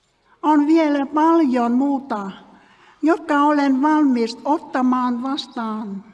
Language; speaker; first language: Finnish; non-native, learner; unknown